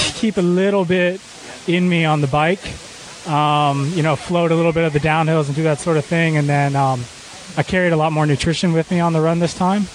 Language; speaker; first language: English; native; English